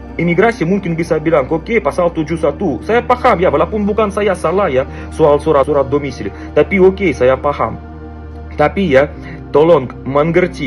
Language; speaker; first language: Indonesian; non-native, fluent; Russian